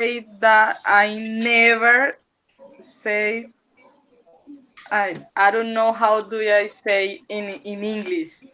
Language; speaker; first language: English; non-native, learner; Spanish